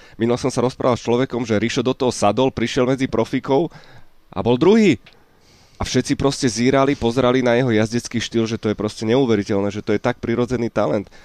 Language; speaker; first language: Slovak; native; Slovak